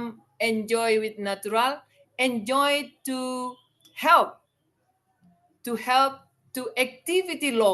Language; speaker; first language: English; non-native, learner; Indonesian